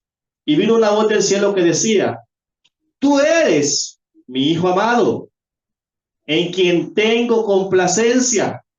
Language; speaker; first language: Spanish; native; Spanish